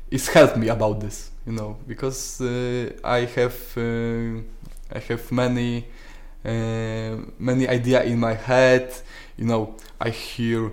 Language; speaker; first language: English; non-native, learner; Polish